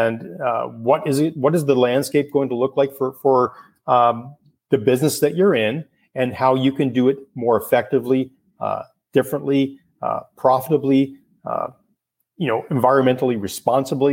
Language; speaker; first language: English; native; English